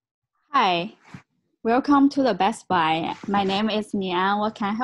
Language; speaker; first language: English; non-native, learner; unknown